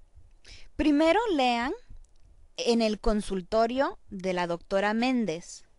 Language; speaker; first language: Spanish; non-native, learner; English